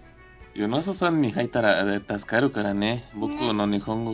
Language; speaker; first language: Japanese; non-native, learner; Spanish